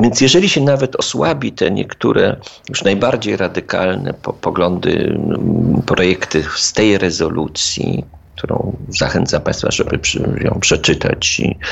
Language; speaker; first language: Polish; native; Polish